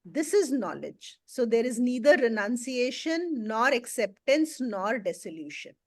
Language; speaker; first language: English; non-native, local second language; Hindi